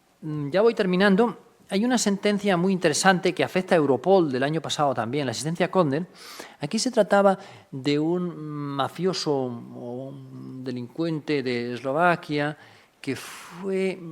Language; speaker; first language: Spanish; native; Spanish